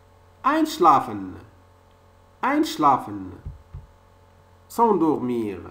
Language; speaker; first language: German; non-native, fluent; French